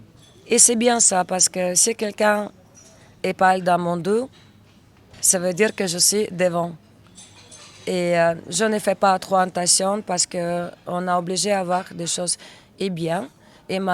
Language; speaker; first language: French; non-native, learner; Russian